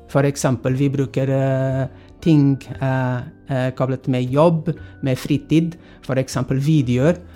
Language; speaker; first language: Norwegian; non-native, fluent; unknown